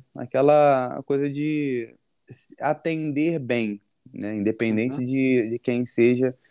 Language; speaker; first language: Portuguese; native; Portuguese